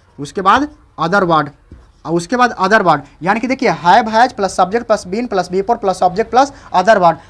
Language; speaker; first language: Hindi; native; Hindi